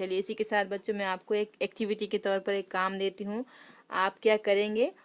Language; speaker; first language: Urdu; native; Urdu